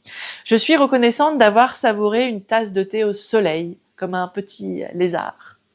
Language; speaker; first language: French; native; French